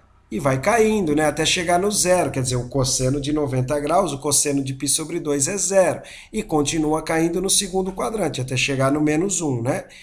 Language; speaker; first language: Portuguese; native; Portuguese